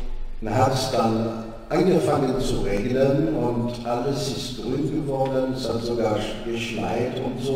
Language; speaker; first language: German; non-native, fluent; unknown